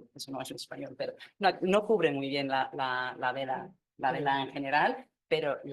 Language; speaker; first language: Spanish; non-native, fluent; English